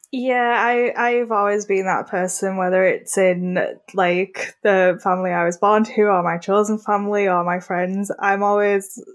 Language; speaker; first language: English; native; English